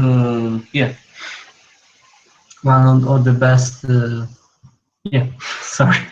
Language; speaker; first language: English; non-native, learner; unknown